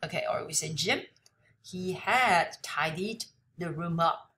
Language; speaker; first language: English; non-native, fluent; Chinese